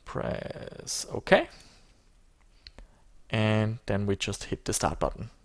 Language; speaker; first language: English; native; English